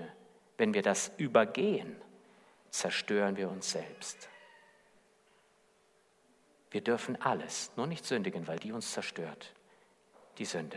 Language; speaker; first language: German; native; German